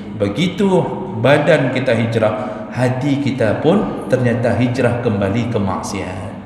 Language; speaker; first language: Malay; non-native, local second language; Achinese